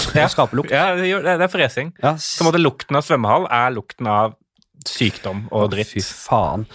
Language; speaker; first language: Norwegian; native; Norwegian